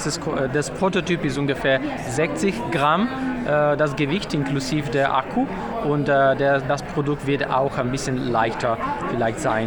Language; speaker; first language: German; non-native, fluent; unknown